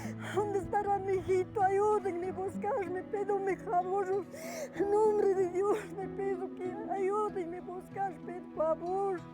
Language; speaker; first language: Spanish; non-native, local second language; Quechua